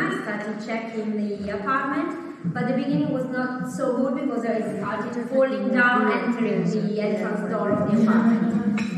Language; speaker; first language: English; non-native, fluent; Italian